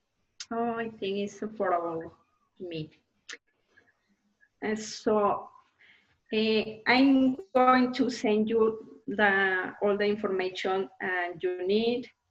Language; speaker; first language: English; non-native, learner; Spanish